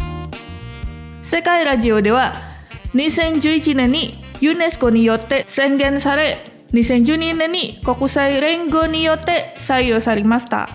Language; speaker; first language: Japanese; non-native, fluent; Indonesian